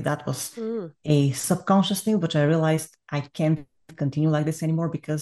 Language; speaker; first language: English; non-native, fluent; Bulgarian